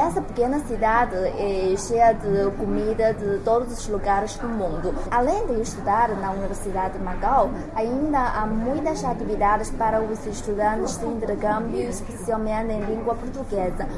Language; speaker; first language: Portuguese; non-native, learner; Chinese